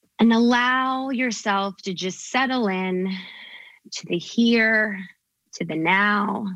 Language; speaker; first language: English; native; English